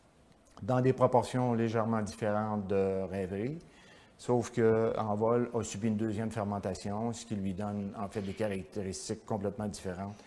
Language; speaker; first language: French; native; French